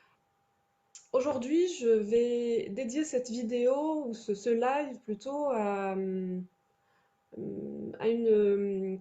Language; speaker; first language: French; native; French